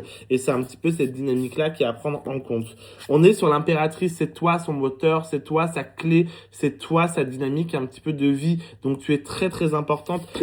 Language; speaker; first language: French; native; French